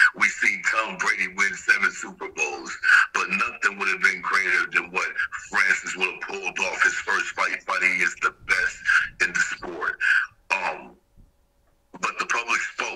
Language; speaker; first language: English; native; English